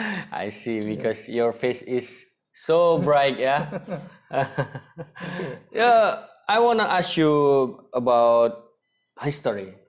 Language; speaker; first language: English; non-native, learner; Indonesian